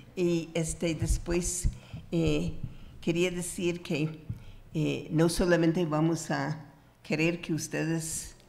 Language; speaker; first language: Spanish; non-native, fluent; English